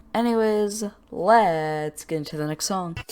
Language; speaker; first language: English; native; English